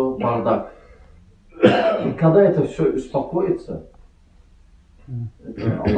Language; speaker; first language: Russian; non-native, learner; Azerbaijani